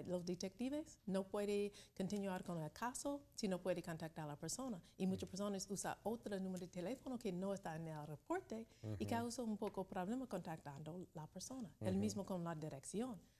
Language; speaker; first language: Spanish; non-native, learner; English